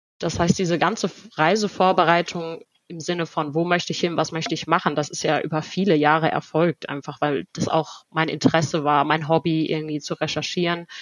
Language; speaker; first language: German; native; German